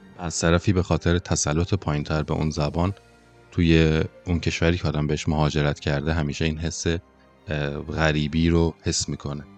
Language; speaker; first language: Persian; native; Persian